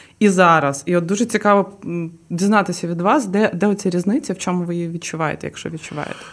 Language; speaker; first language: Ukrainian; non-native, local second language; Russian